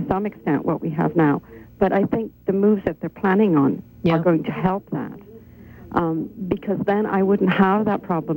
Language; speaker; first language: English; native; English